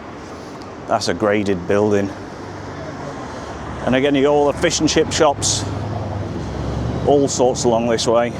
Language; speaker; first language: English; native; English